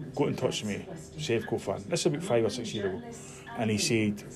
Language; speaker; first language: English; native; English